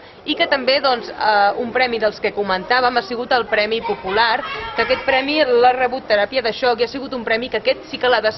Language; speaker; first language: Catalan; native; Catalan